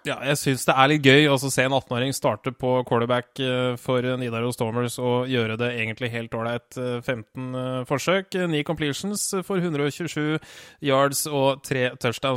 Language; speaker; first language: Norwegian; native; Norwegian